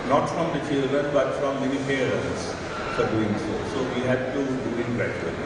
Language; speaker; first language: English; non-native, local second language; Sinhala